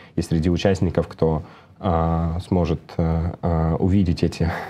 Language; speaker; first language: Russian; native; Russian